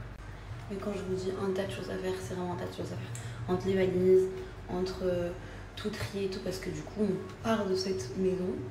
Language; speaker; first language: French; native; French